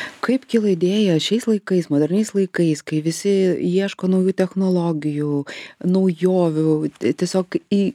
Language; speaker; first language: Lithuanian; native; Lithuanian